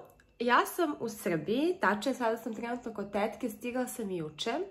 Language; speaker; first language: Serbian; early bilingual, heritage; Serbian